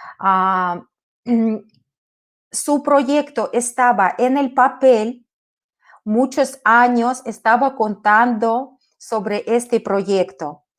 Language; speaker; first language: Spanish; non-native, fluent; Russian